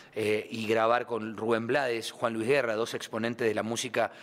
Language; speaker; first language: Spanish; native; Spanish